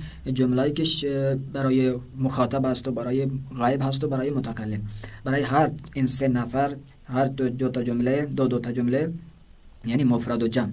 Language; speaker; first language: Persian; non-native, fluent; Urdu